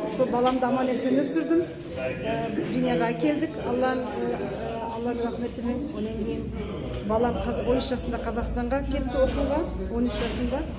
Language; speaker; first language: Kazakh; early bilingual, heritage; Kazakh